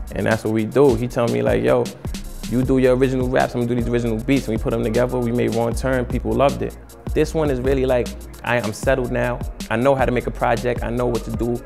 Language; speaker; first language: English; native; English